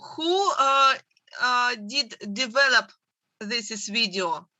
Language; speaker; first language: English; non-native, learner; Russian